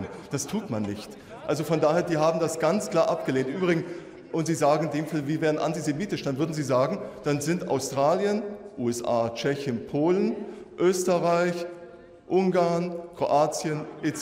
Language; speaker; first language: German; native; German